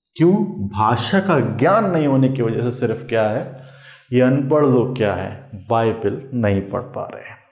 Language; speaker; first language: Hindi; native; Hindi